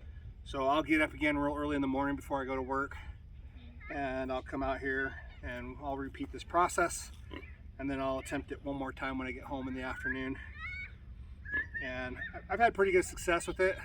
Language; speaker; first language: English; native; English